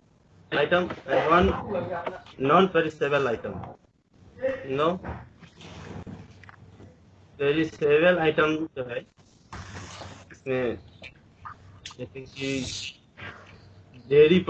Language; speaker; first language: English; non-native, learner; Hindi